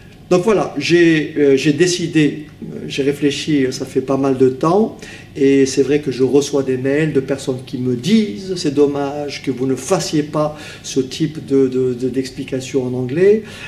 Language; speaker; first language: French; native; French